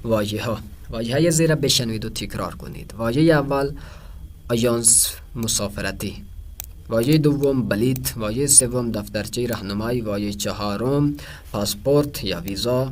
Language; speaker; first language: Persian; non-native, fluent; Urdu